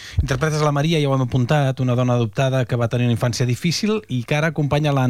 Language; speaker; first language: Catalan; native; Catalan